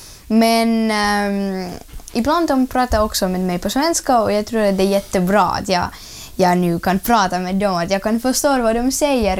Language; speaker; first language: Swedish; non-native, learner; Russian